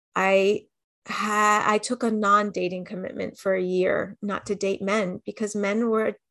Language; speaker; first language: English; native; English